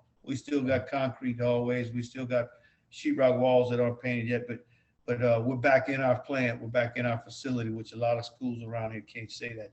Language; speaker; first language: English; native; English